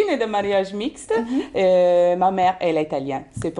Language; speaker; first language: French; early bilingual, heritage; Italian